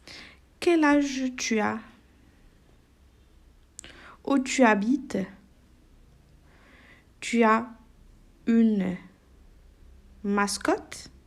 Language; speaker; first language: French; non-native, local second language; Arabic